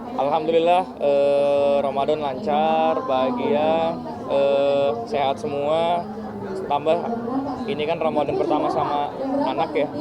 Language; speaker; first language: Indonesian; native; Indonesian